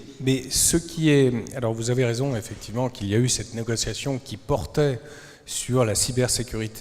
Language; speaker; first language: French; native; French